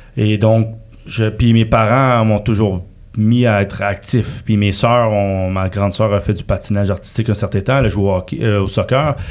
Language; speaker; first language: French; native; French